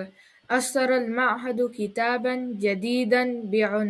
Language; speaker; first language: Arabic; non-native, learner; English